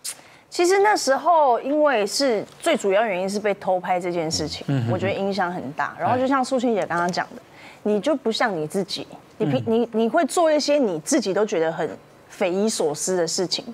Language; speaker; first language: Chinese; native; Chinese